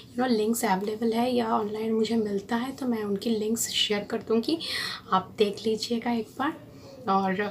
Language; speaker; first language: Hindi; non-native, local second language; Bangla